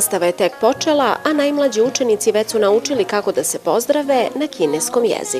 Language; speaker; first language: Bosnian; native; Bosnian